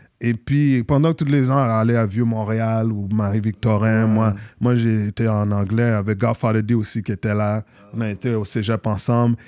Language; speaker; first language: French; native; French